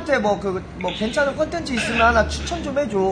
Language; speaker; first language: Korean; native; Korean